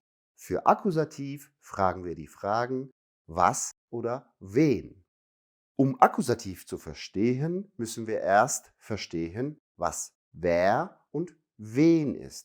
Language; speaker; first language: German; non-native, fluent; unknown